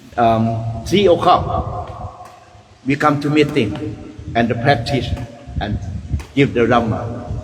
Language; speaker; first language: English; non-native, learner; Thai